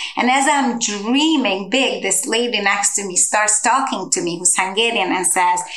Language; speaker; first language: English; non-native, fluent; Hungarian